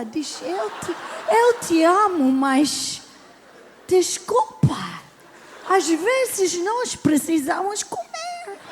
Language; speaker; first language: Portuguese; non-native, learner; English